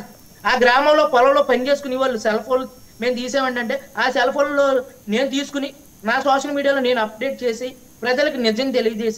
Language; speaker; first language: Telugu; native; Telugu